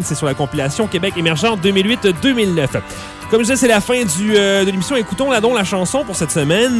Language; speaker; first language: French; native; French